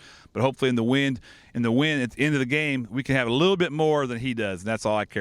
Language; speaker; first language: English; native; English